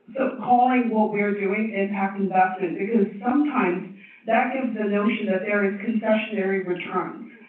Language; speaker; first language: English; non-native, fluent; Chinese